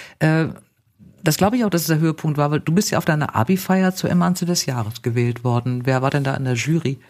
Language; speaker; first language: German; native; German